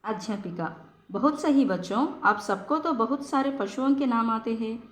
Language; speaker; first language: Hindi; non-native, local second language; Telugu